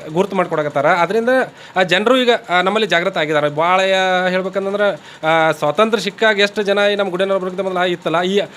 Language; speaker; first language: Kannada; native; Kannada